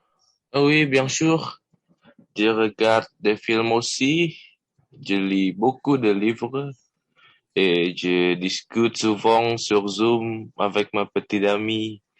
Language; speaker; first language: French; non-native, learner; Indonesian